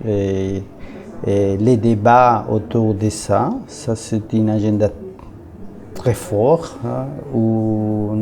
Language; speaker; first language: French; non-native, learner; Spanish